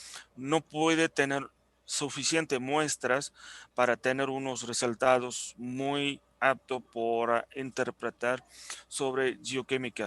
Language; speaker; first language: Spanish; non-native, fluent; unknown